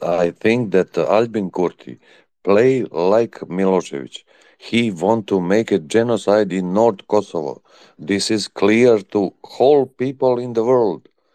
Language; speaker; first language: English; non-native, learner; Serbian